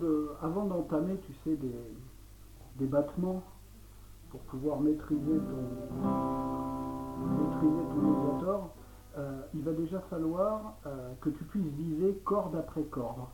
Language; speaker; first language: French; native; French